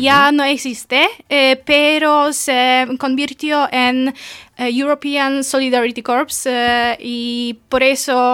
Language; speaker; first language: Spanish; non-native, fluent; Polish